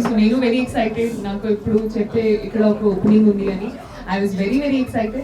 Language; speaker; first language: Telugu; non-native, fluent; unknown